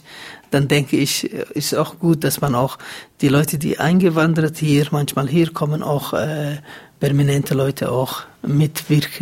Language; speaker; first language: German; non-native, fluent; Somali